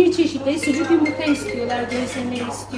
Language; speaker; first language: Turkish; native; Turkish